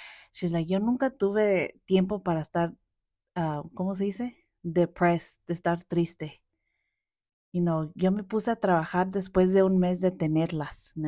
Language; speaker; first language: Spanish; early bilingual, heritage; Spanish